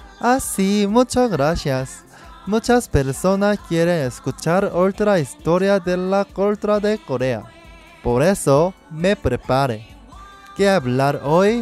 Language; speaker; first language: Spanish; non-native, learner; Korean